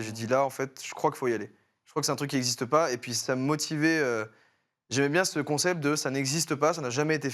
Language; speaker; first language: French; native; French